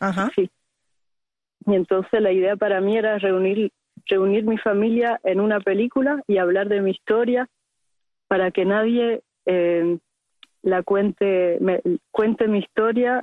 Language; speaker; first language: Spanish; early bilingual, heritage; Spanish